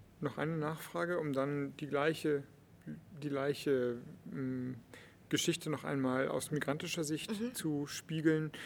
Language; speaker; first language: German; native; German